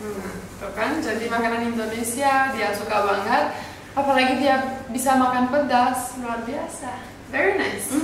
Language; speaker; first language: Indonesian; non-native, fluent; Romanian